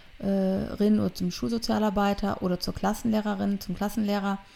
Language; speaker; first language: German; native; German